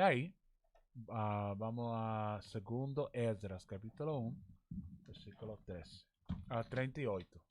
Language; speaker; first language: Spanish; non-native, learner; English